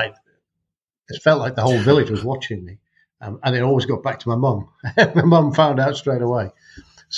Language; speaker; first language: English; native; English